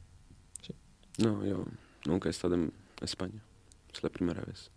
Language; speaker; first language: Spanish; non-native, learner; German